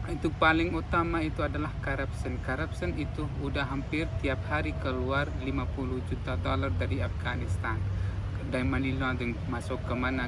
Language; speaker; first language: Indonesian; non-native, fluent; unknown